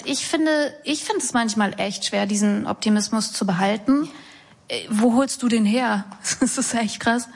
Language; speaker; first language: German; native; German